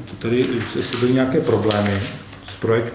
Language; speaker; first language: Czech; native; Czech